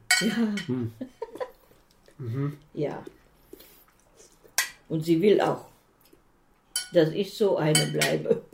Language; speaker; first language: German; non-native, fluent; Filipino